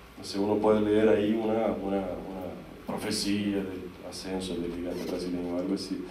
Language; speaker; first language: Spanish; non-native, fluent; Portuguese